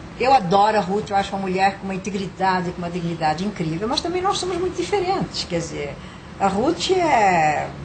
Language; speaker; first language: Portuguese; native; Portuguese